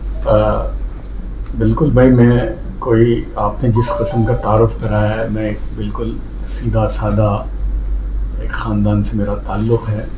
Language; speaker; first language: Hindi; native; Hindi